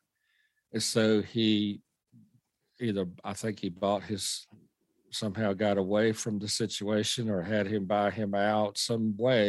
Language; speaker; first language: English; native; English